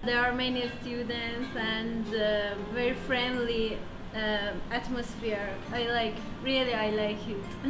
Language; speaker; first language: English; non-native, learner; Persian